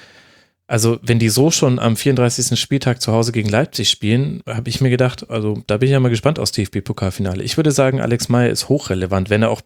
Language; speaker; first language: German; native; German